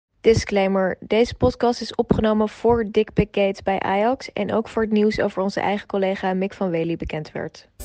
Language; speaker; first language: Dutch; native; Dutch